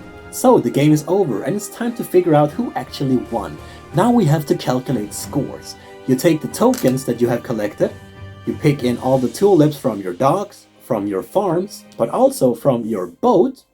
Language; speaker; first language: English; non-native, fluent; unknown